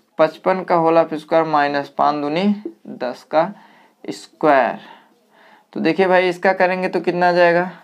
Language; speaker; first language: Hindi; native; Hindi